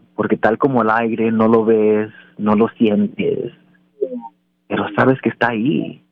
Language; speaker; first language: Spanish; early bilingual, heritage; Spanish